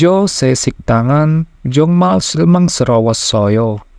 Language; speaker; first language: Korean; non-native, fluent; Indonesian